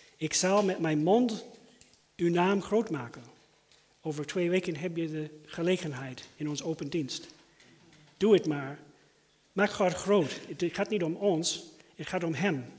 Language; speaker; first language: Dutch; non-native, fluent; English